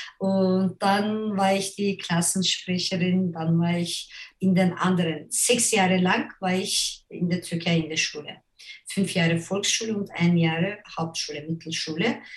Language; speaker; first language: German; non-native, fluent; Turkish